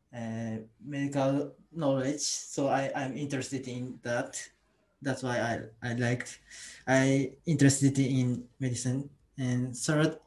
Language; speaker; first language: English; non-native, learner; Japanese